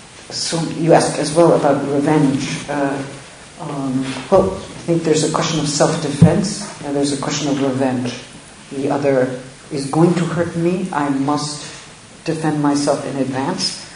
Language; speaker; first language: English; native; English